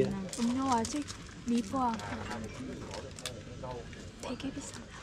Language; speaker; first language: Korean; non-native, fluent; Vietnamese